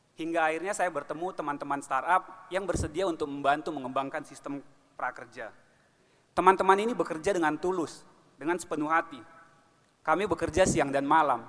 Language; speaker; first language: Indonesian; native; Indonesian